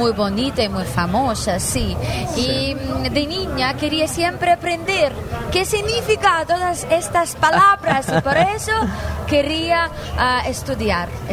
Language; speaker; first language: Spanish; non-native, learner; Ukrainian